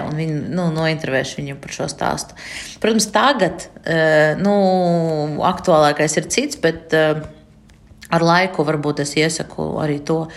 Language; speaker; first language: Latvian; non-native, local second language; Russian